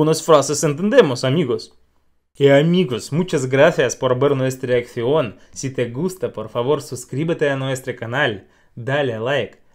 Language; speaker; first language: Spanish; non-native, learner; Russian